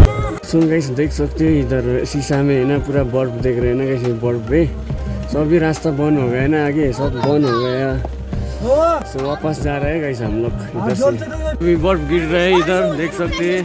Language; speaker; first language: Hindi; non-native, local second language; Nepali